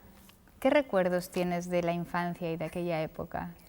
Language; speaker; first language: Spanish; native; Spanish